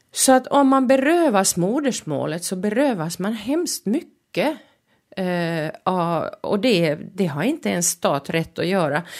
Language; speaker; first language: Swedish; non-native, local second language; Finnish